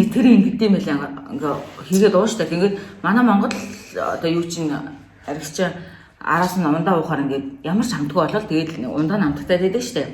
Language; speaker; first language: Mongolian; native; Mongolian